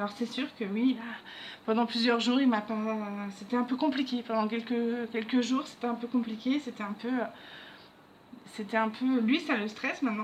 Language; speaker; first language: French; native; French